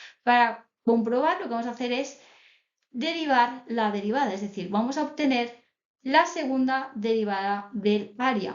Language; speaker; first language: Spanish; native; Spanish